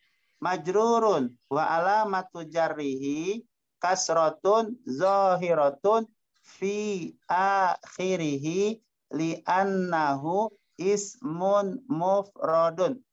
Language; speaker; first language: Arabic; non-native, fluent; Indonesian